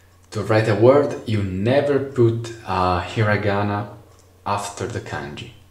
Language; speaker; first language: English; non-native, fluent; Italian